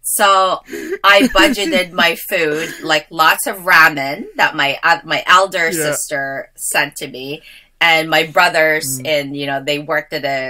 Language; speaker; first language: English; native; English